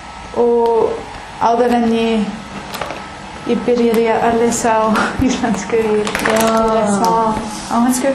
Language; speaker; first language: Icelandic; non-native, learner; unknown